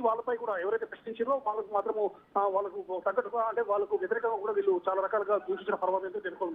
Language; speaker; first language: Telugu; native; Telugu